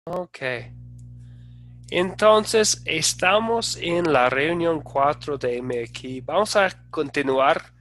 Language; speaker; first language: Spanish; non-native, fluent; English